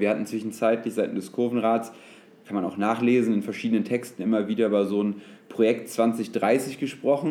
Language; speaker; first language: German; native; German